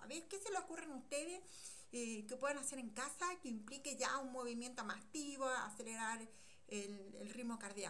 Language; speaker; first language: Spanish; native; Spanish